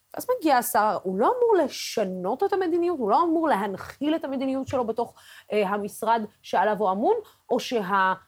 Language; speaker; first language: Hebrew; non-native, local second language; Arabic